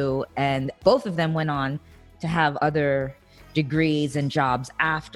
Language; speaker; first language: English; native; English